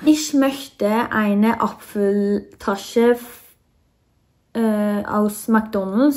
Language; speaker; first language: German; non-native, learner; English